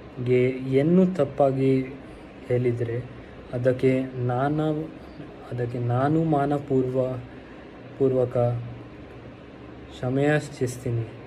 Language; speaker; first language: Kannada; non-native, local second language; Hindi